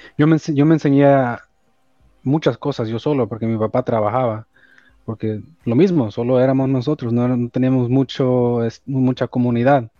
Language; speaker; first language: Spanish; early bilingual, heritage; Spanish